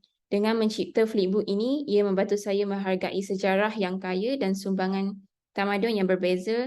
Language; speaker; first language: Malay; native; Malay